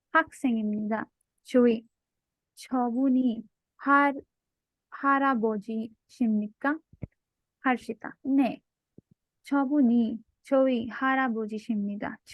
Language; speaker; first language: Korean; non-native, learner; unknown